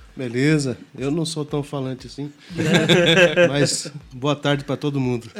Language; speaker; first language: Portuguese; native; Portuguese